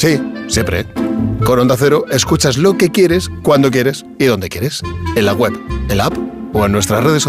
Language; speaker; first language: Spanish; native; Spanish